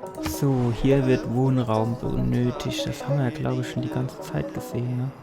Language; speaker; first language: German; native; German